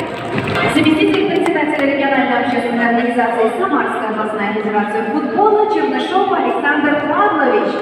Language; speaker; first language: Russian; native; Russian